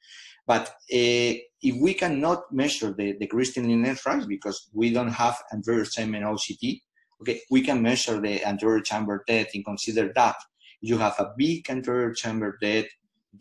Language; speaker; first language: English; non-native, fluent; Spanish